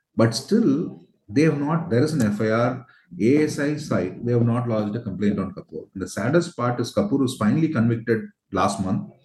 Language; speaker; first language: English; non-native, local second language; Tamil